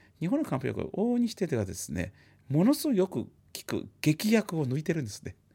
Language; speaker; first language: Japanese; non-native, fluent; Chinese